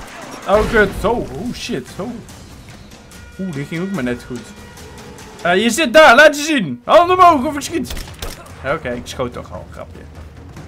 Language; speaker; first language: Dutch; native; Dutch